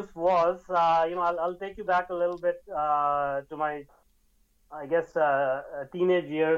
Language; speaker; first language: English; non-native, local second language; Hindi